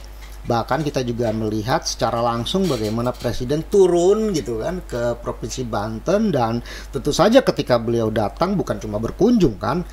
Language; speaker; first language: Indonesian; native; Indonesian